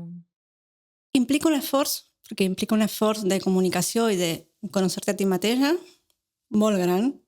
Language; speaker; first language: Catalan; non-native, learner; Spanish